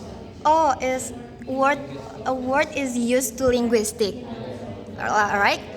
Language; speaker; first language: English; non-native, learner; Indonesian